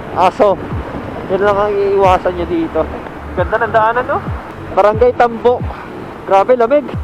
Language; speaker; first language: Filipino; non-native, local second language; Bikol